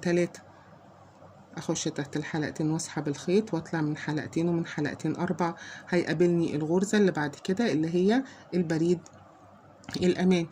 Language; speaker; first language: Arabic; native; Arabic